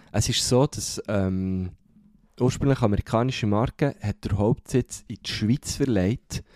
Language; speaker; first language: German; native; German